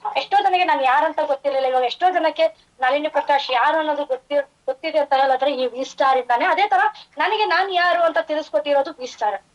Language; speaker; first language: Kannada; non-native, fluent; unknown